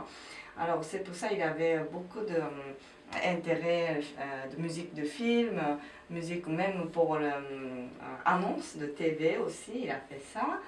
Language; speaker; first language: French; non-native, fluent; Japanese